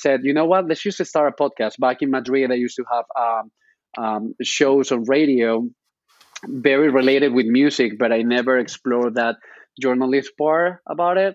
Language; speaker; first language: English; non-native, fluent; Spanish